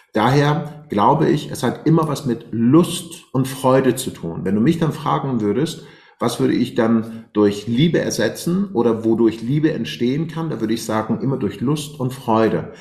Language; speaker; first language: German; non-native, fluent; Persian